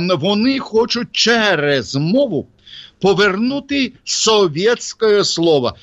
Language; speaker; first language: Ukrainian; non-native, local second language; Russian